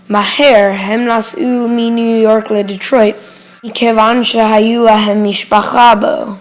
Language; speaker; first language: Hebrew; non-native, learner; English